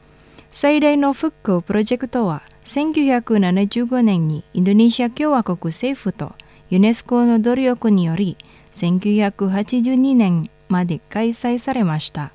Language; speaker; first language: Japanese; non-native, fluent; Indonesian